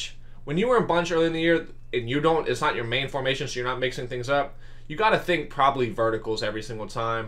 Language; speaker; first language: English; native; English